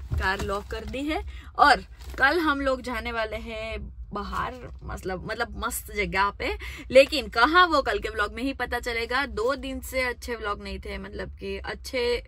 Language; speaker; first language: Hindi; non-native, local second language; Gujarati